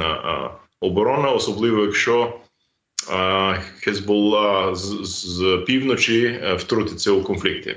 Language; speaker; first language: Ukrainian; non-native, fluent; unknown